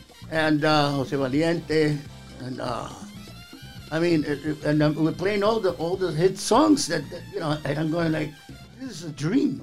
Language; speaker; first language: English; early bilingual, other home language; Spanish